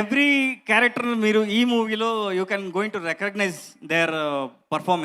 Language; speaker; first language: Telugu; non-native, learner; Kannada